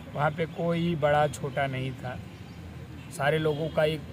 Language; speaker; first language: Hindi; native; Hindi